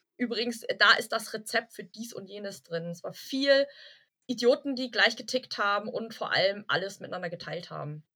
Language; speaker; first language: German; early bilingual, other home language; Vietnamese